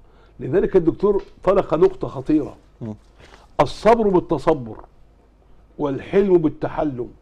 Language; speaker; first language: Arabic; native; Arabic